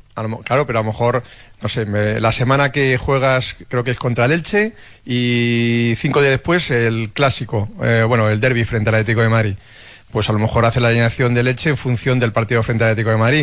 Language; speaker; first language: Spanish; native; Spanish